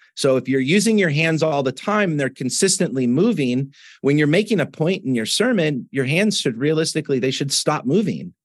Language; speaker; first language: English; native; English